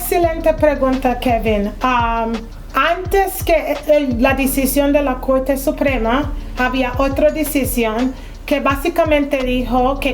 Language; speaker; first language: Spanish; non-native, fluent; English